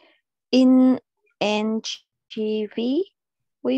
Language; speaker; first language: English; non-native, learner; Vietnamese